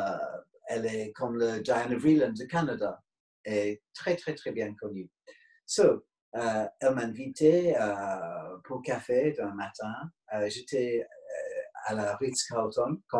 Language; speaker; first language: French; non-native, fluent; English